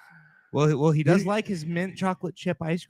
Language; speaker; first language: English; native; English